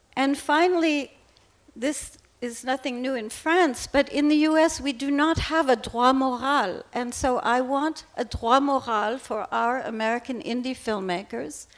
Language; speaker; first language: English; native; English